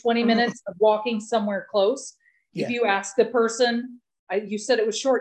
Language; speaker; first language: English; native; English